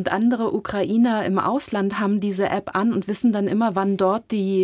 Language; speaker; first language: German; native; German